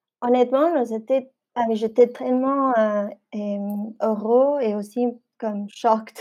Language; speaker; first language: French; non-native, fluent; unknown